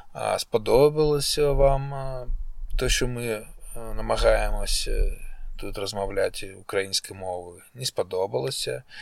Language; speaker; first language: Ukrainian; non-native, local second language; Russian